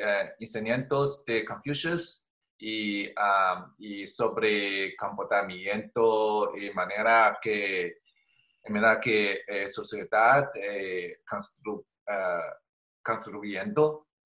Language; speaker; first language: Spanish; non-native, learner; Chinese